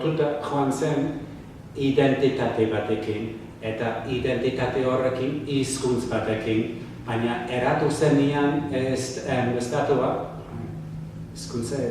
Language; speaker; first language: Basque; non-native, learner; English